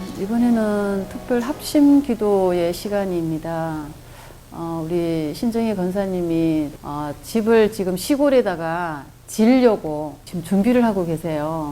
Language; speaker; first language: Korean; native; Korean